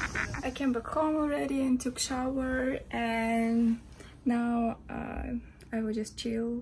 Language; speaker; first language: English; non-native, fluent; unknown